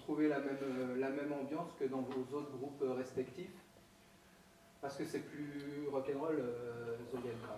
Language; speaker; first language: French; native; French